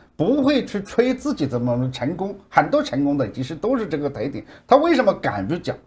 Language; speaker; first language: Chinese; native; Chinese